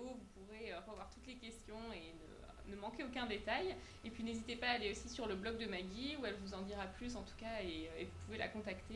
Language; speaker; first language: French; native; French